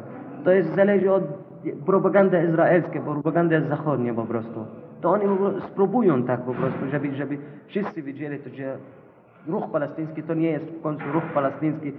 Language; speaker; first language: Polish; non-native, learner; Arabic